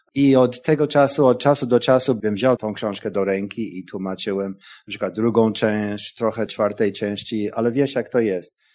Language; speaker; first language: Polish; non-native, fluent; English